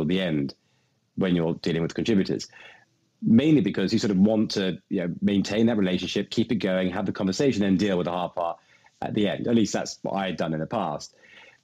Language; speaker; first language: English; native; English